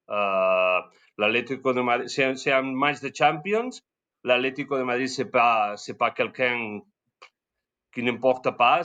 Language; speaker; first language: French; non-native, learner; Spanish